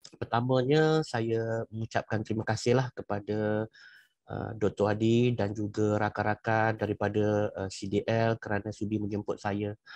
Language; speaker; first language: Malay; native; Malay